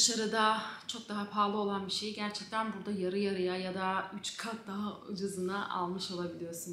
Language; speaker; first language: Turkish; native; Turkish